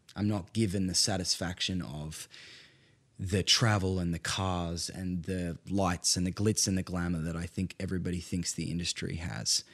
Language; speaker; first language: English; native; English